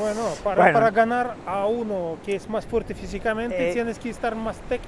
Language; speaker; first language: Spanish; non-native, fluent; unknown